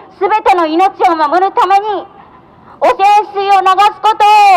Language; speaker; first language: Japanese; native; Japanese